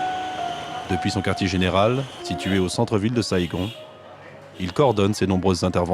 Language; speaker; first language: French; native; French